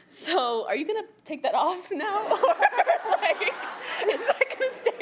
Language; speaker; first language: English; native; English